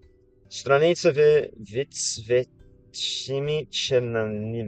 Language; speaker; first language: Russian; non-native, learner; English